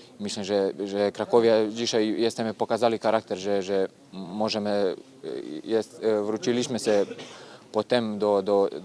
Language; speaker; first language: Polish; non-native, learner; Serbian